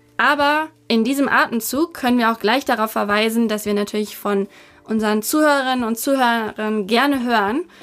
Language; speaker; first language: German; native; German